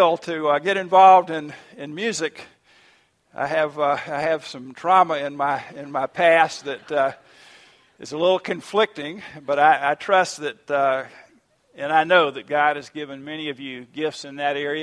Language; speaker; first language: English; native; English